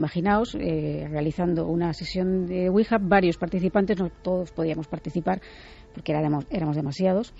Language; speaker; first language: Spanish; native; Spanish